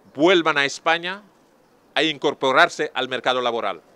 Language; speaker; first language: Spanish; non-native, fluent; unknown